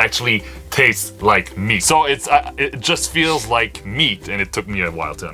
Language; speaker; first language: English; non-native, local second language; French